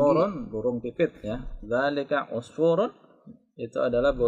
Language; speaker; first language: Indonesian; native; Indonesian